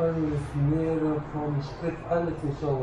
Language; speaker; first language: German; non-native, learner; Uzbek